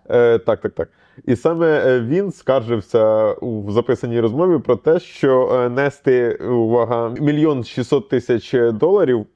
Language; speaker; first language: Ukrainian; native; Ukrainian